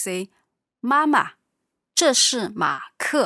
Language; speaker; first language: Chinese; non-native, learner; English